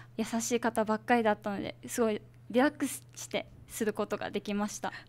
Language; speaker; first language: Japanese; native; Japanese